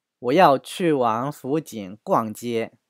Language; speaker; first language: Chinese; non-native, fluent; Korean